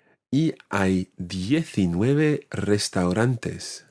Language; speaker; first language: Spanish; non-native, fluent; English